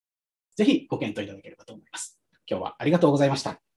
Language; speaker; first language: Japanese; native; Japanese